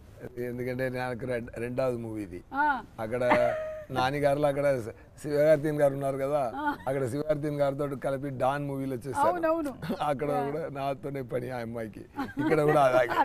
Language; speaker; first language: Telugu; non-native, learner; Tamil